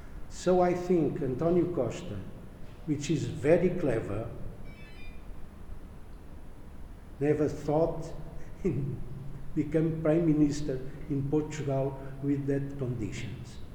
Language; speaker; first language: English; non-native, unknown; Portuguese